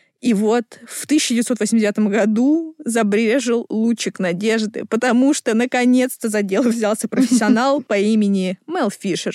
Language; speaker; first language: Russian; native; Russian